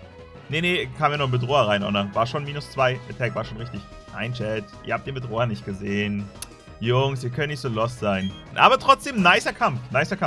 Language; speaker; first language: German; native; German